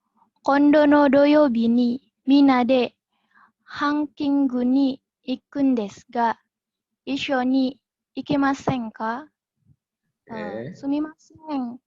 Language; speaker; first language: Japanese; non-native, learner; Indonesian